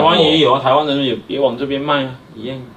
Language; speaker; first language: Chinese; native; Chinese